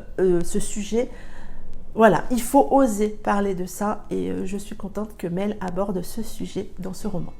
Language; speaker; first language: French; native; French